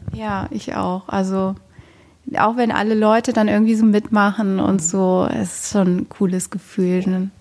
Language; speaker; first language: German; native; German